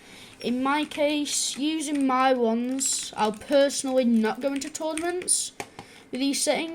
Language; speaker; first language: English; native; English